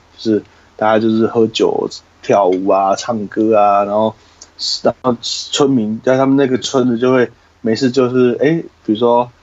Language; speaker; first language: Chinese; native; Chinese